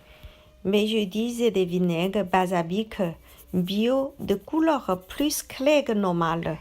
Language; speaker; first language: French; non-native, learner; Chinese